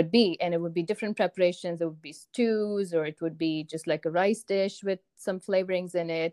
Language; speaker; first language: English; non-native, local second language; Tamil